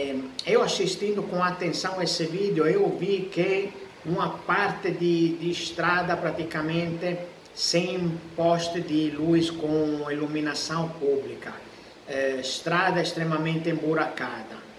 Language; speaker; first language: Portuguese; non-native, fluent; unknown